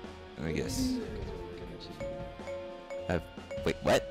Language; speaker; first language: English; native; English